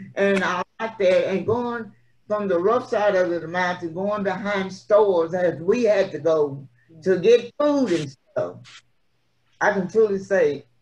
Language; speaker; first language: English; native; English